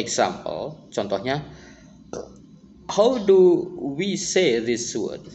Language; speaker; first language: English; non-native, fluent; Indonesian